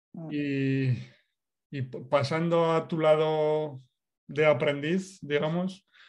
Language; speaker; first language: Spanish; native; Spanish